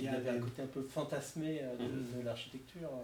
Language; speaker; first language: French; native; French